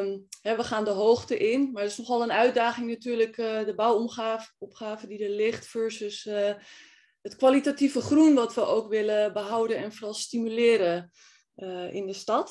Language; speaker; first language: Dutch; native; Dutch